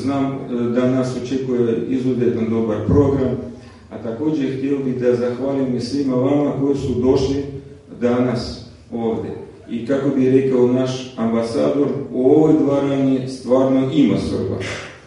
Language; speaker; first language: Serbian; non-native, fluent; Russian